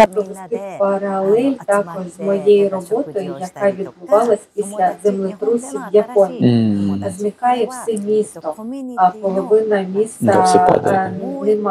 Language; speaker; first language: Ukrainian; non-native, fluent; Japanese